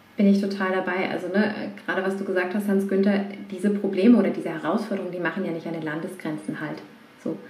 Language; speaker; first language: German; native; German